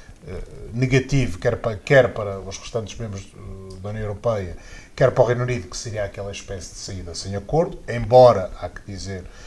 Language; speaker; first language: Portuguese; native; Portuguese